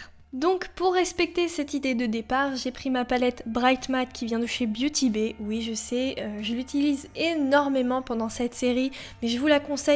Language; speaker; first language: French; native; French